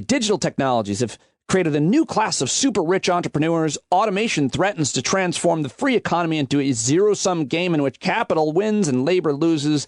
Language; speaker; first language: English; native; English